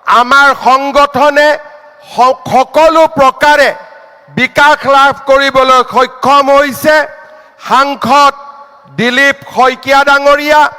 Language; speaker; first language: Assamese; native; Assamese